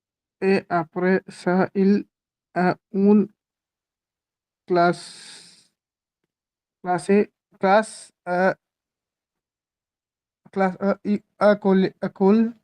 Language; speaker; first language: French; non-native, learner; Hindi